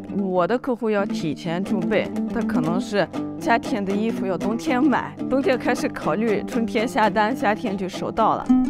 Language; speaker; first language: Chinese; non-native, fluent; Russian